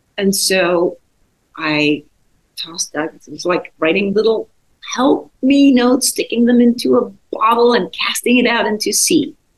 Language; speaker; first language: English; non-native, fluent; Czech